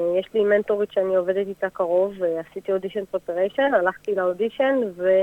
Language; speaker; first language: Hebrew; native; Hebrew